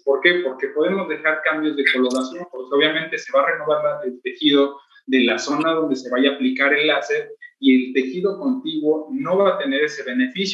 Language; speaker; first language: Spanish; native; Spanish